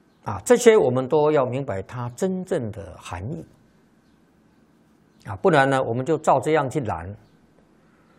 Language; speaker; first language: Chinese; native; Chinese